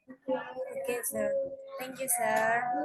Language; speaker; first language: English; non-native, learner; Indonesian